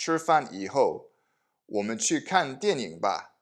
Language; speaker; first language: Chinese; non-native, learner; English